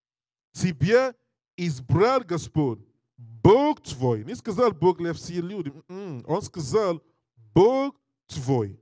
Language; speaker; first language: Russian; non-native, learner; English